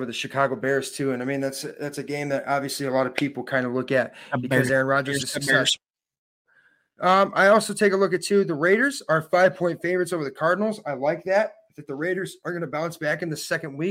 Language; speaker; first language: English; native; English